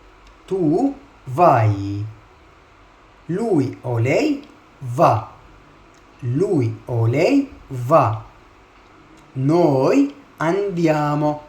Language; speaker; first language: Italian; non-native, fluent; Arabic